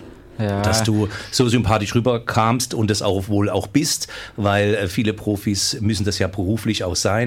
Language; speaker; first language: German; native; German